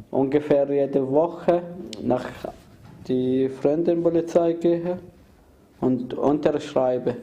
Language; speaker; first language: German; non-native, fluent; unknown